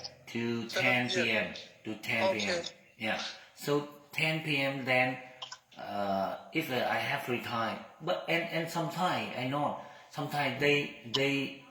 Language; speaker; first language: English; non-native, learner; Vietnamese